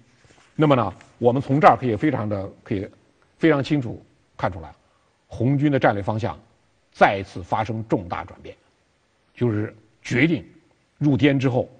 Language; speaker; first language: Chinese; native; Chinese